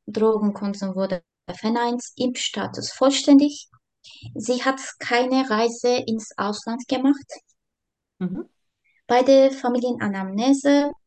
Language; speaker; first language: German; non-native, learner; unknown